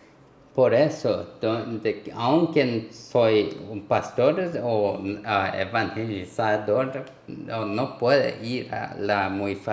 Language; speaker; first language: Spanish; non-native, learner; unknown